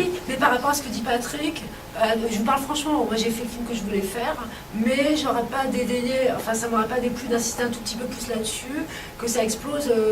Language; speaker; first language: French; native; French